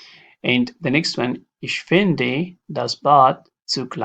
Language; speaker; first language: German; non-native, learner; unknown